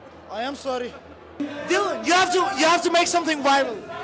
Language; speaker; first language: English; non-native, learner; Danish